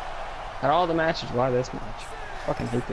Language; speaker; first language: English; native; English